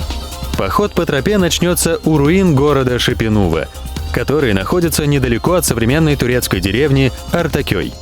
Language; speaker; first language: Russian; native; Russian